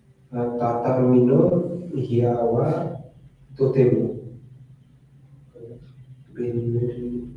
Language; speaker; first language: Japanese; non-native, learner; Bangla